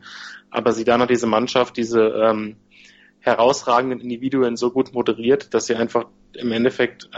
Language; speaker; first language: German; native; German